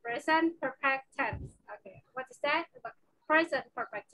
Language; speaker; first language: English; non-native, fluent; Indonesian